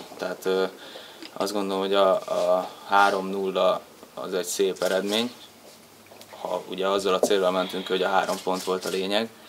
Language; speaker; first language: Hungarian; native; Hungarian